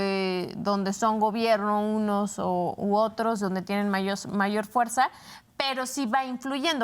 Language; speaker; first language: Spanish; native; Spanish